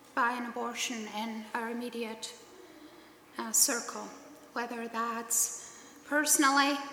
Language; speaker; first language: English; native; English